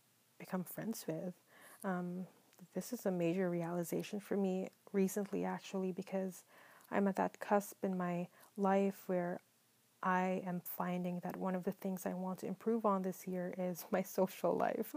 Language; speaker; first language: English; non-native, local second language; Filipino